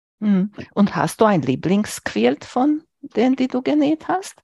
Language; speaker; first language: German; non-native, fluent; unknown